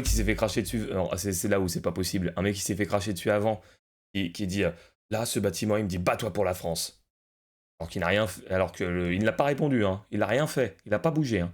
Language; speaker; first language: French; native; French